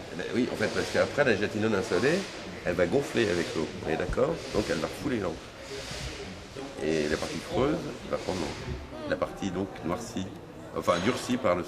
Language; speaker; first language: French; native; French